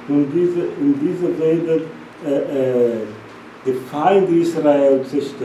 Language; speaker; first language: German; non-native, learner; Portuguese